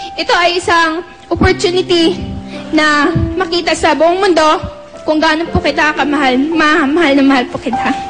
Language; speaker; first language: Filipino; non-native, local second language; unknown